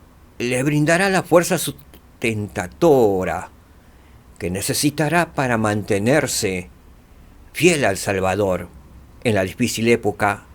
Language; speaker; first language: Spanish; native; Spanish